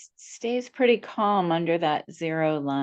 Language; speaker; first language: English; native; English